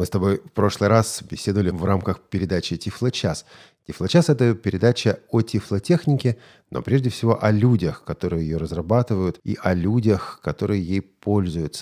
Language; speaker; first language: Russian; native; Russian